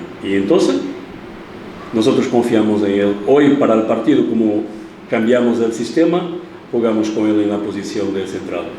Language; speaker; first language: Spanish; non-native, fluent; Portuguese